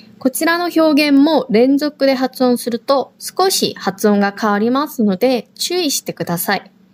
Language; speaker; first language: Japanese; non-native, fluent; Korean